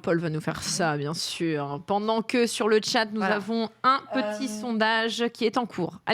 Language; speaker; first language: French; native; French